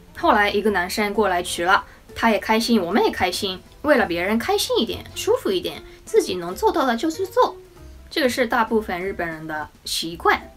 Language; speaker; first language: Chinese; non-native, fluent; Japanese